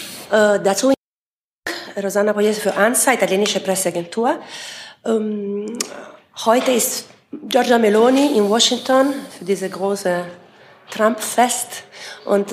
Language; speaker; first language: German; non-native, fluent; Italian